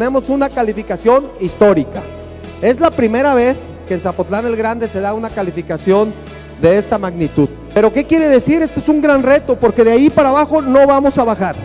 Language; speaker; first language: Spanish; native; Spanish